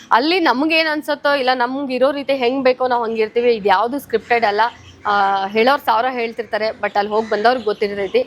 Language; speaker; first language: Kannada; native; Kannada